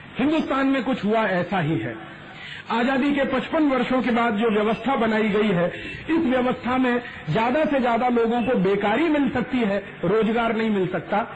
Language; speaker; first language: Hindi; native; Hindi